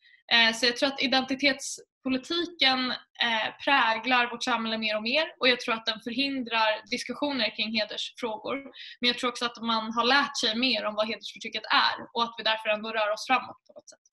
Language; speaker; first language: Swedish; native; Swedish